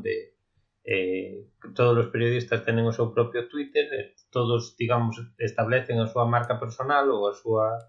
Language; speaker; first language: Galician; non-native, local second language; Spanish